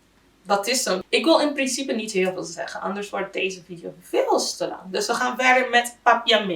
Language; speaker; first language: Dutch; non-native, local second language; Haitian Creole